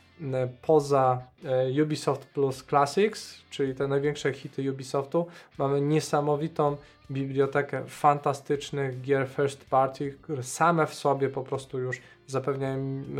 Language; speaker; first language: Polish; native; Polish